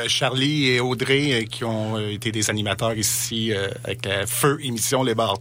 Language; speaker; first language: French; native; French